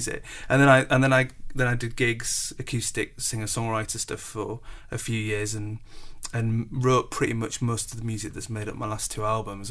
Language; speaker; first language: English; native; English